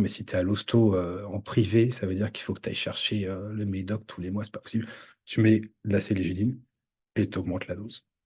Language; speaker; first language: French; native; French